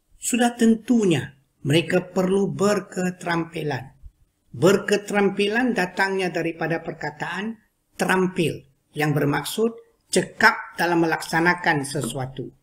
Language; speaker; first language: Malay; non-native, local second language; Chinese